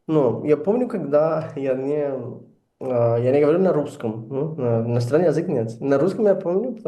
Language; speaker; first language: Russian; non-native, learner; Portuguese